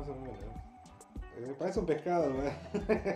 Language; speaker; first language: Spanish; native; Spanish